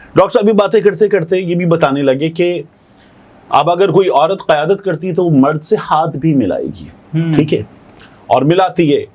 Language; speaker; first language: Urdu; native; Urdu